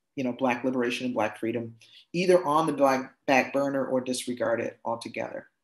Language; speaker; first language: English; native; English